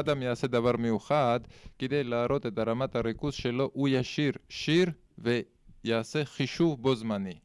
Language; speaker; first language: Hebrew; non-native, fluent; Russian